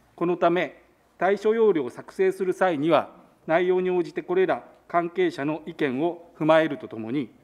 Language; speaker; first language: Japanese; native; Japanese